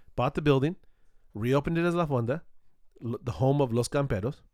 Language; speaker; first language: English; early bilingual, other home language; Spanish